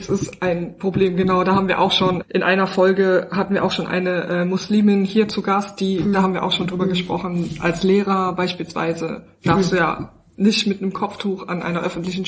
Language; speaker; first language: German; native; German